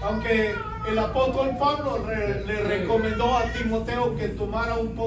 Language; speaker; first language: Spanish; native; Spanish